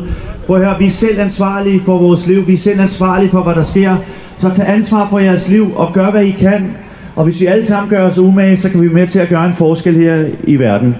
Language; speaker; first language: Danish; native; Danish